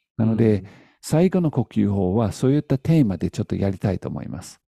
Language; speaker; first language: Japanese; non-native, fluent; English